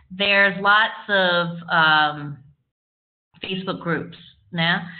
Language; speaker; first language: Portuguese; non-native, learner; English